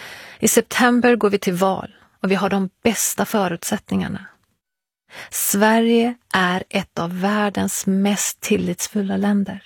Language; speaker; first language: Swedish; early bilingual, other home language; Persian